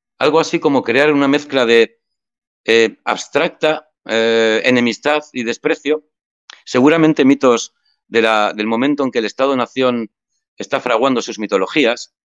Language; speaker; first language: Spanish; native; Spanish